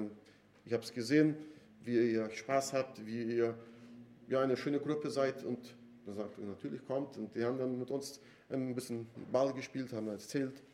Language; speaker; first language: German; non-native, fluent; Portuguese